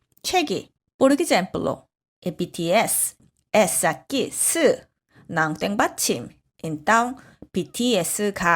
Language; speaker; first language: Portuguese; non-native, fluent; Korean